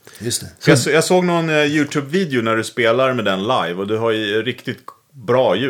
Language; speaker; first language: Swedish; native; Swedish